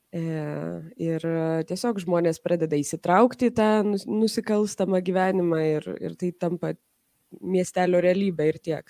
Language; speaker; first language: Lithuanian; early bilingual, heritage; Lithuanian